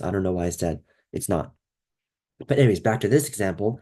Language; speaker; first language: English; native; English